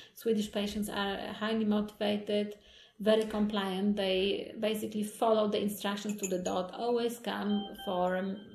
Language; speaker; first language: English; non-native, fluent; Polish